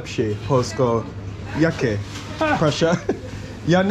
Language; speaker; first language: Polish; non-native, learner; English